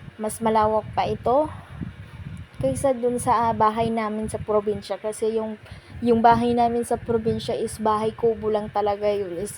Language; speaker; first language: Filipino; non-native, local second language; Waray